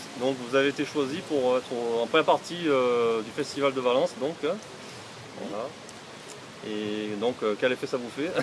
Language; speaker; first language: French; native; French